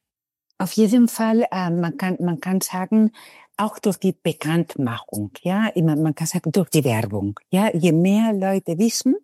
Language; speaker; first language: German; non-native, fluent; Spanish